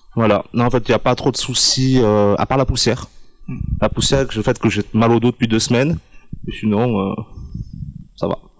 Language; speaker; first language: French; native; French